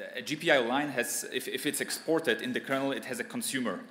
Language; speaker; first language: English; non-native, fluent; Polish